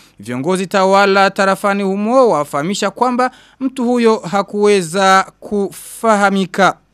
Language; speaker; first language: Swahili; non-native, local second language; Rundi